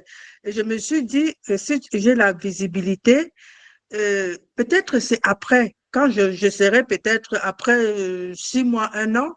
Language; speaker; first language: French; non-native, fluent; German